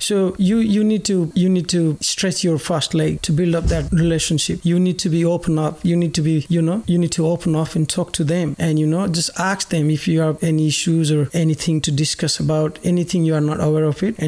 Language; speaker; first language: English; non-native, local second language; Nepali